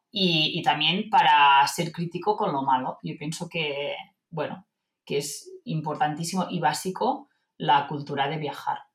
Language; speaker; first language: Spanish; non-native, local second language; Catalan